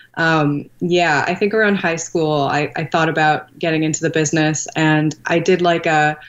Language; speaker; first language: English; native; English